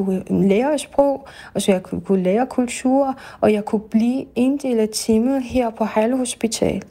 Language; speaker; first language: Danish; non-native, fluent; Persian